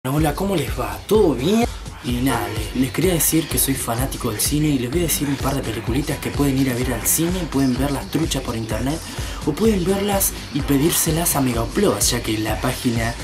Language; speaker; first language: Spanish; native; Spanish